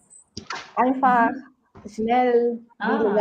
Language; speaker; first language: German; non-native, learner; Spanish